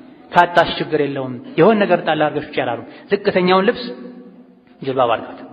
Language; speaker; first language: Amharic; native; Amharic